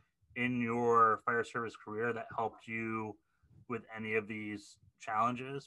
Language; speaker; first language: English; native; English